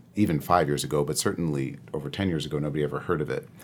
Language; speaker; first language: English; native; English